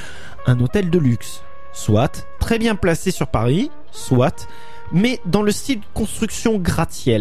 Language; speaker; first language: French; native; French